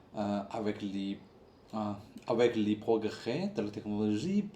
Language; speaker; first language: French; non-native, learner; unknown